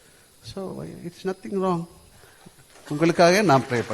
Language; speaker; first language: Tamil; non-native, learner; Malayalam